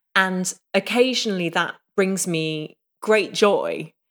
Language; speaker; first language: English; native; English